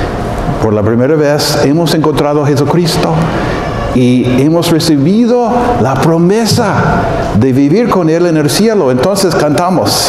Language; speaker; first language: Spanish; non-native, fluent; English